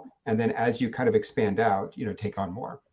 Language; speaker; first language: English; native; English